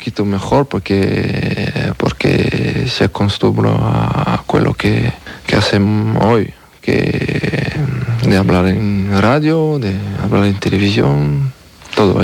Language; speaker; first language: Spanish; non-native, learner; French